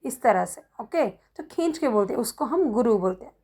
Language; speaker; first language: Hindi; non-native, local second language; Kannada